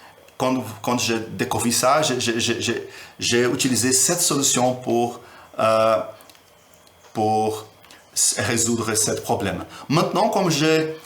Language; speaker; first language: French; non-native, learner; Portuguese